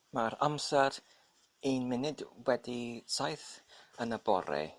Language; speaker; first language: Welsh; non-native, local second language; English